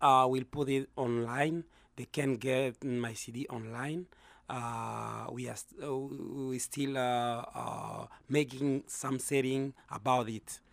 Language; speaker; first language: English; non-native, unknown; Lingala